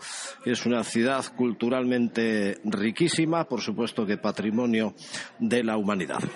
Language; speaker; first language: Spanish; native; Spanish